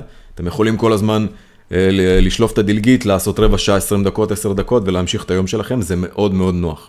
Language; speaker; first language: Hebrew; native; Hebrew